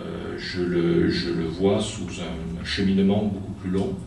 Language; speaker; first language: French; native; French